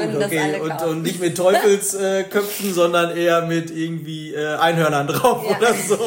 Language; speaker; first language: German; native; German